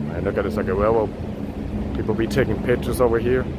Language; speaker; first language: English; non-native, local second language; Spanish